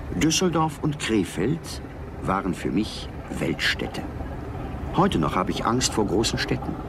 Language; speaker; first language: German; native; German